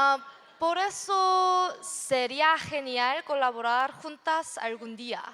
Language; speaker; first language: Spanish; non-native, learner; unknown